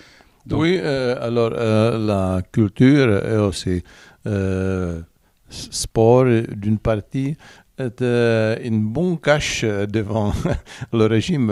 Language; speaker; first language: French; non-native, learner; Czech